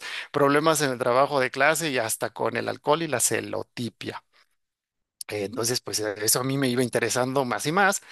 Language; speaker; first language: Spanish; native; Spanish